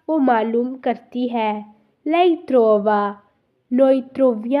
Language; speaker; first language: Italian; non-native, fluent; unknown